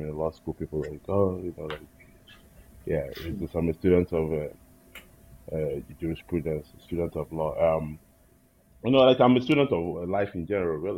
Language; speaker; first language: English; non-native, local second language; Igbo